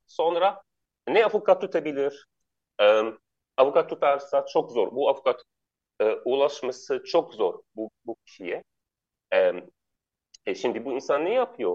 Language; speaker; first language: Turkish; non-native, learner; Arabic